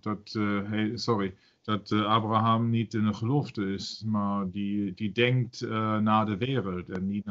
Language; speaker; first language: Dutch; non-native, learner; German